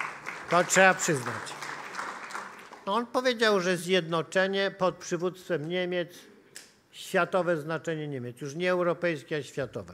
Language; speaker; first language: Polish; native; Polish